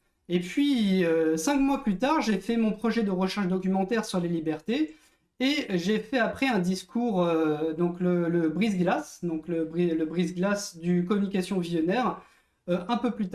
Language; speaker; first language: French; native; French